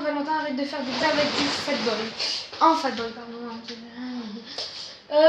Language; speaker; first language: French; native; French